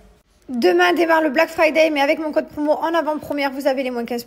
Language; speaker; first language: French; native; French